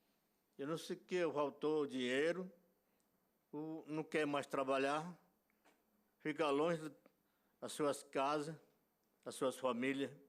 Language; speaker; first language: Portuguese; non-native, local second language; Yanomámi